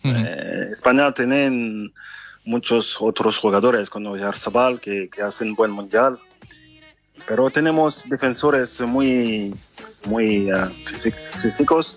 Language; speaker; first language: Spanish; non-native, fluent; French